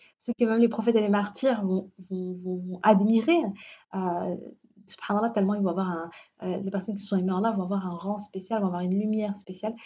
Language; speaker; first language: French; early bilingual, other home language; Arabic